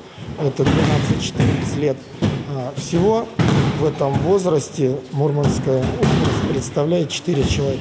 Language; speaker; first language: Russian; native; Russian